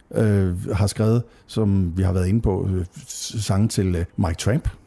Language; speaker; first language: Danish; native; Danish